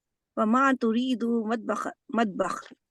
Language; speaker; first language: Arabic; non-native, learner; Urdu